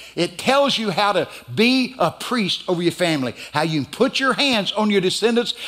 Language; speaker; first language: English; native; English